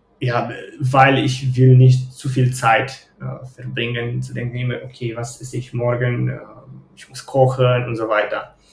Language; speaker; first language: German; non-native, fluent; Romanian